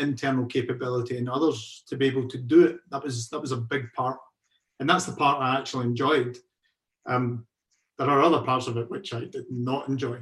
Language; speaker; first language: English; native; English